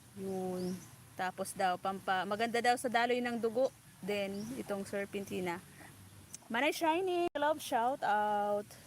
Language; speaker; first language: Filipino; non-native, local second language; Bikol